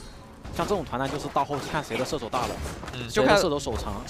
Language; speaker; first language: Chinese; native; Chinese